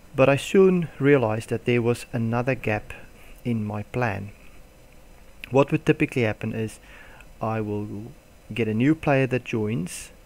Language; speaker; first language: English; non-native, local second language; Afrikaans